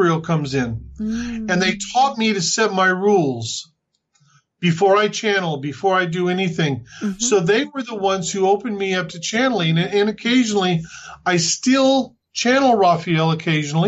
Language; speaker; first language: English; native; English